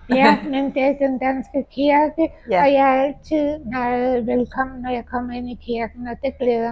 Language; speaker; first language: Danish; early bilingual, heritage; Danish